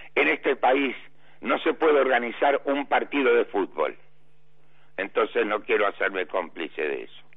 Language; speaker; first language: Spanish; native; Spanish